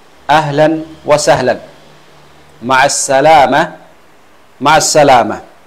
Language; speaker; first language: Arabic; non-native, fluent; Khmer